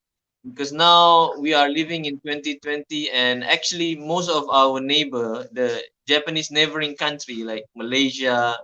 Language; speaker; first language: English; non-native, fluent; Malay